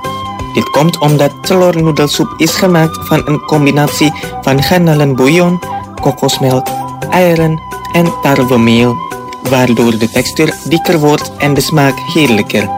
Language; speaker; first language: Dutch; non-native, fluent; Indonesian